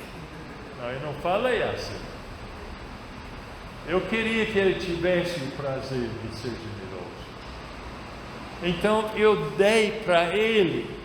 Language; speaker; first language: Portuguese; non-native, fluent; English